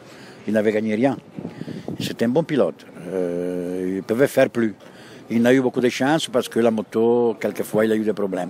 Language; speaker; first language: French; non-native, fluent; Italian